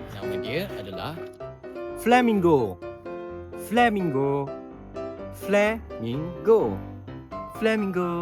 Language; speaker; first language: Malay; native; Malay